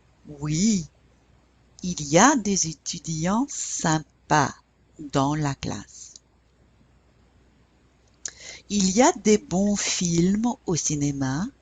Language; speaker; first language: French; non-native, fluent; English